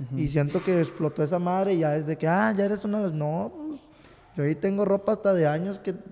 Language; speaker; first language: Spanish; native; Spanish